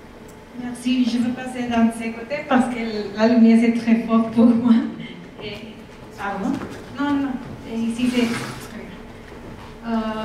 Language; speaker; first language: French; non-native, fluent; Spanish